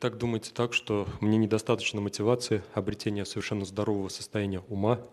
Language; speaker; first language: Russian; native; Russian